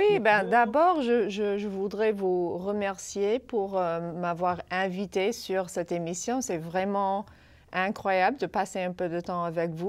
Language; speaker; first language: French; non-native, fluent; English